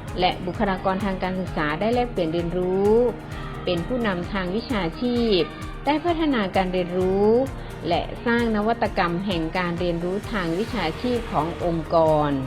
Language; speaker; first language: Thai; native; Thai